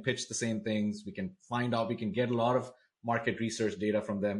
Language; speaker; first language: English; non-native, local second language; Hindi